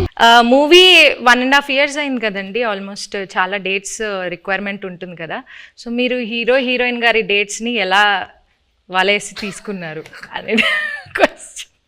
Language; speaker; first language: Telugu; native; Telugu